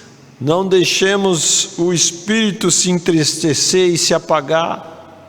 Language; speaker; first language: Portuguese; native; Portuguese